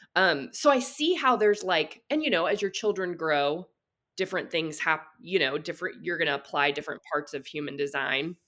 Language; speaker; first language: English; native; English